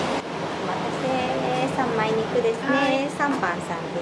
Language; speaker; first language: Japanese; native; Japanese